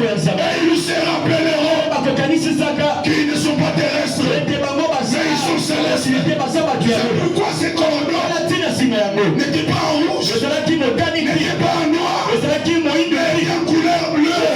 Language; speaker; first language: French; non-native, local second language; Lingala